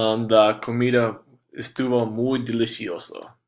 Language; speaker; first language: Spanish; non-native, learner; English